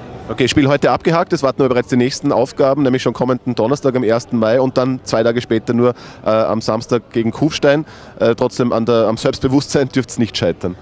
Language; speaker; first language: German; native; German